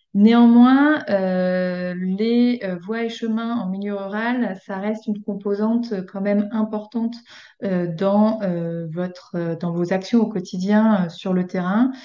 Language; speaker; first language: French; native; French